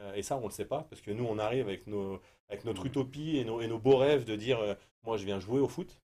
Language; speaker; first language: French; native; French